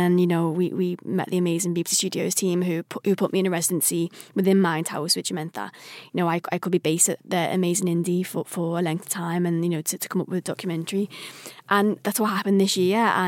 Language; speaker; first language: English; native; English